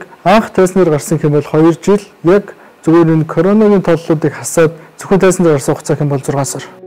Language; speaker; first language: Mongolian; native; Mongolian